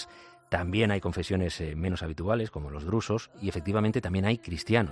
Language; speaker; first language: Spanish; native; Spanish